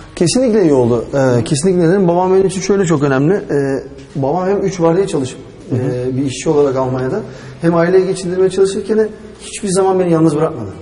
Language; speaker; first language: Turkish; early bilingual, heritage; Turkish